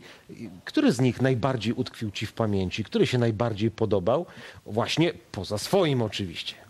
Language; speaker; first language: Polish; native; Polish